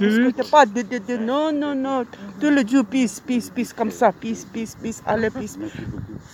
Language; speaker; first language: French; non-native, learner; Tibetan